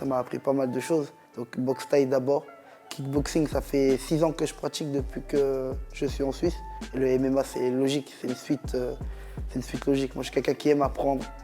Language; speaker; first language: French; native; French